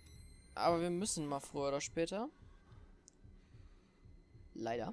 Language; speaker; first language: German; native; German